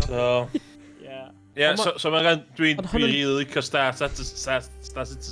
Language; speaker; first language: Welsh; native; Welsh